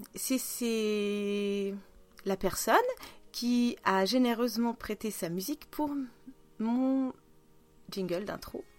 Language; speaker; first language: French; non-native, fluent; Russian